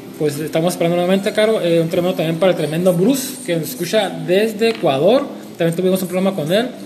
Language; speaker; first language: Spanish; native; Spanish